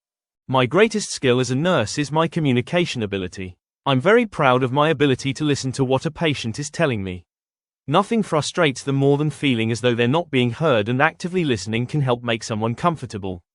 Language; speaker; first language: English; non-native, fluent; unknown